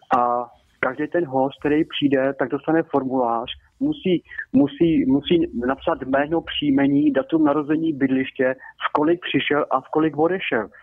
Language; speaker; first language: Czech; native; Czech